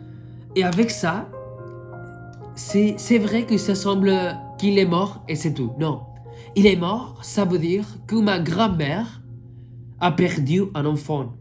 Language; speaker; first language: French; non-native, fluent; Spanish